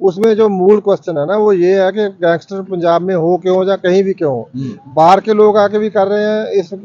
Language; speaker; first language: Hindi; non-native, local second language; Punjabi